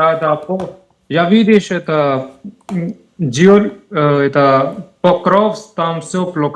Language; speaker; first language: Russian; non-native, learner; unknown